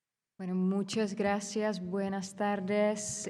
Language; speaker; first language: Spanish; non-native, fluent; Czech